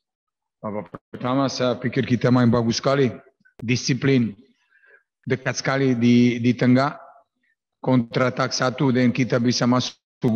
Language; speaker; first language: Indonesian; non-native, learner; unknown